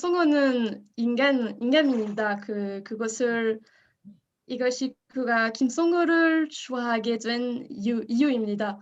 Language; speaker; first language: Korean; non-native, learner; French